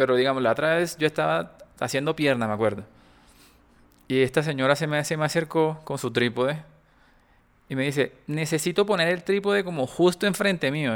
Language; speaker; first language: Spanish; native; Spanish